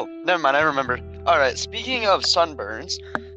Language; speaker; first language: English; native; English